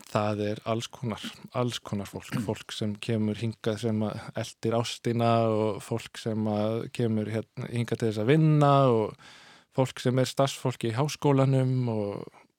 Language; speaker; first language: Icelandic; non-native, fluent; Danish